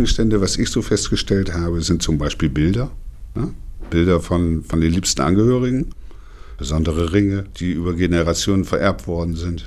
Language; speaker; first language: German; native; German